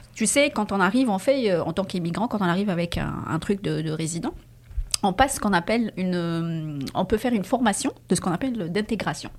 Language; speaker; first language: French; non-native, local second language; Arabic